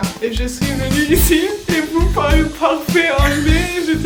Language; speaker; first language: French; non-native, learner; German